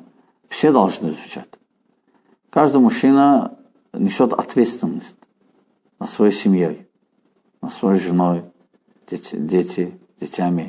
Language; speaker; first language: Russian; non-native, fluent; Azerbaijani